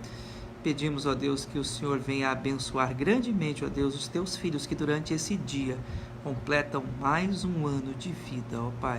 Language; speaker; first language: Portuguese; native; Portuguese